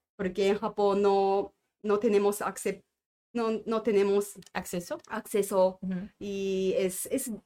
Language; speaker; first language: Spanish; non-native, learner; Japanese